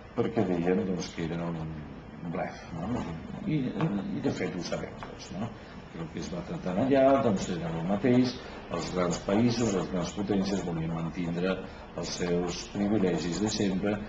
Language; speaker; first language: Catalan; native; Catalan